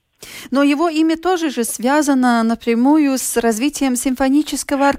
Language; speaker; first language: Russian; native; Russian